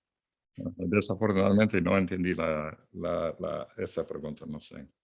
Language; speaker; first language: Spanish; non-native, fluent; English